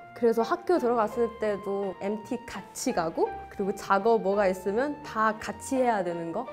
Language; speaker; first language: Korean; non-native, fluent; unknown